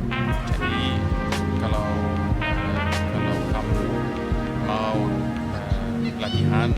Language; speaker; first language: Indonesian; non-native, fluent; Polish